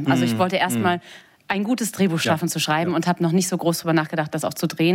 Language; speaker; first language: German; native; German